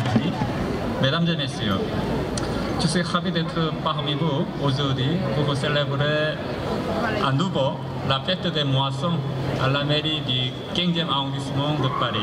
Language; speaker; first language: French; non-native, fluent; Korean